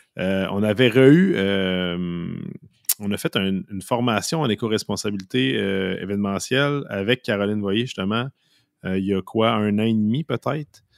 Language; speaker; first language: French; native; French